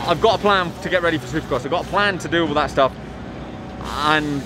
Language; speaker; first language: English; native; English